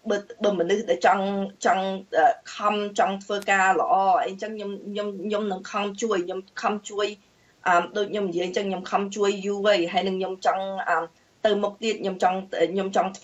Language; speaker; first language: Khmer; early bilingual, heritage; Khmer